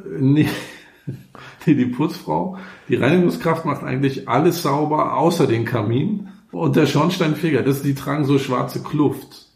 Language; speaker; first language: German; native; German